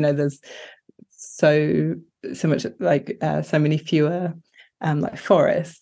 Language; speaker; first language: English; native; English